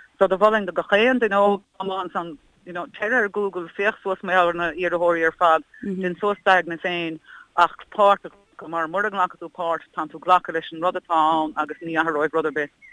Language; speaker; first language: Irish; native; Irish